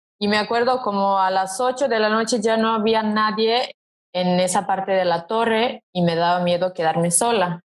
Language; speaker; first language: Spanish; non-native, fluent; Serbian